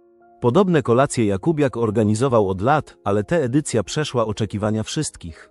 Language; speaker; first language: Polish; native; Polish